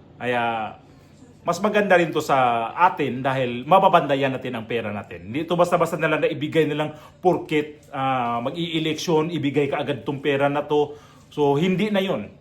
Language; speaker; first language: Filipino; non-native, local second language; Cebuano